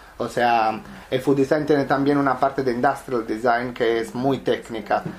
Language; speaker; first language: Spanish; non-native, fluent; Italian